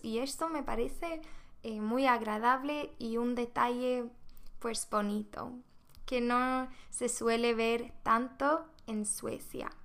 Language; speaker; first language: Spanish; non-native, fluent; Swedish